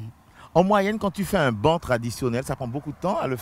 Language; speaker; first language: French; native; French